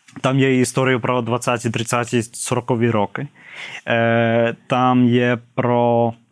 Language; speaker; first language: Ukrainian; non-native, fluent; English